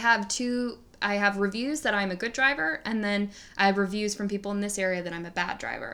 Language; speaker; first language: English; native; English